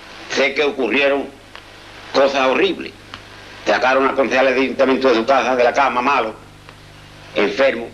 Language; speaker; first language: Spanish; native; Spanish